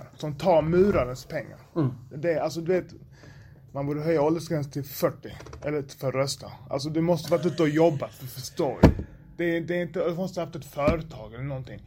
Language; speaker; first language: Swedish; native; Swedish